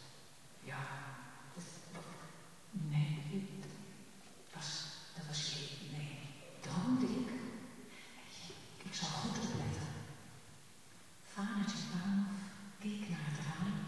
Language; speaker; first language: Dutch; native; Dutch